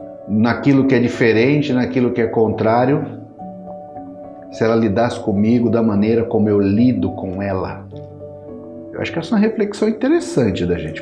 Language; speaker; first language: Portuguese; native; Portuguese